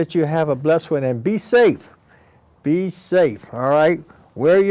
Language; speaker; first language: English; native; English